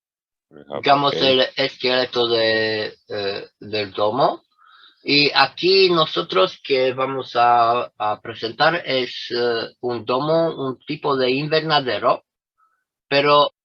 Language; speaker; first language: Spanish; non-native, fluent; Romanian